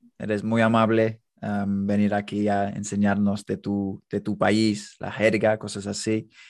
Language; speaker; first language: Spanish; non-native, fluent; English